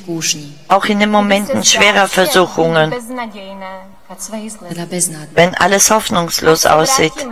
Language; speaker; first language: German; non-native, fluent; Czech